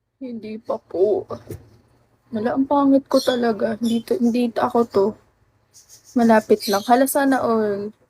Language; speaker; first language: Filipino; native; Filipino